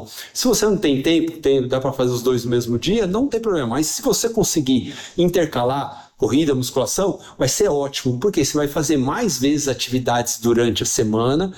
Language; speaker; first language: Portuguese; native; Portuguese